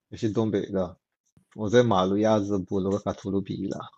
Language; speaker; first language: Chinese; non-native, learner; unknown